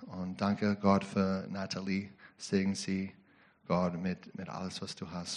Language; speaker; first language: German; non-native, learner; English